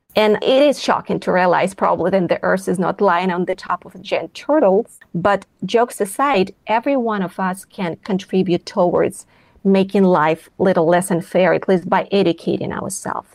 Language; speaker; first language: English; non-native, fluent; Russian